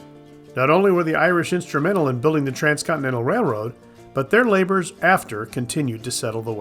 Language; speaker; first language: English; native; English